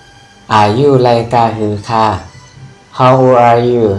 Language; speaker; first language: English; non-native, learner; Shan